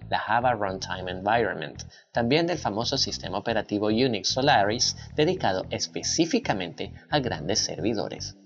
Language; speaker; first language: Spanish; native; Spanish